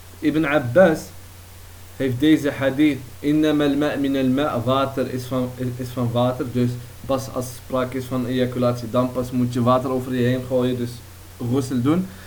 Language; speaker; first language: Dutch; early bilingual, other home language; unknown